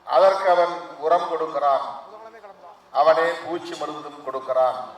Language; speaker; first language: Tamil; native; Tamil